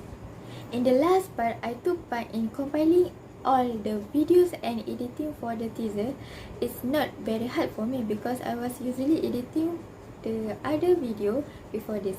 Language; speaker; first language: English; non-native, local second language; Malay